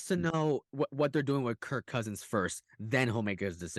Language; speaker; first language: English; native; English